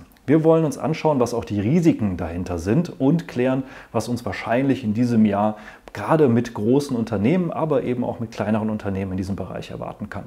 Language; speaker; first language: German; native; German